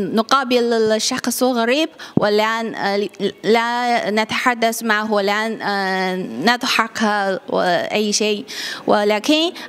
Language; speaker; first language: Arabic; non-native, learner; Chinese